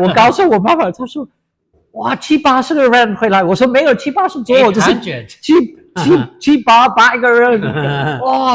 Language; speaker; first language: Chinese; non-native, fluent; English